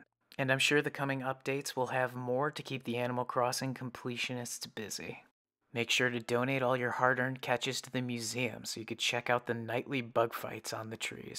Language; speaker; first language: English; native; English